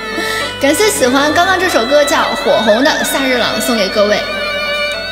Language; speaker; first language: Chinese; native; Chinese